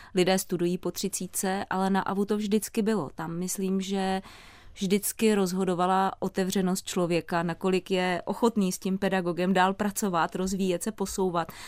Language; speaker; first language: Czech; native; Czech